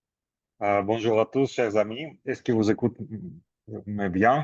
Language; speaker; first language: French; non-native, learner; Armenian